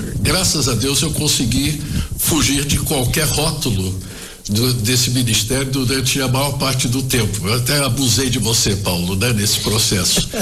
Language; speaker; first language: Portuguese; early bilingual, other home language; German